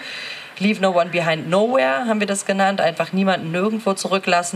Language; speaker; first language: German; native; German